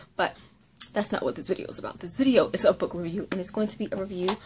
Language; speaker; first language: English; native; English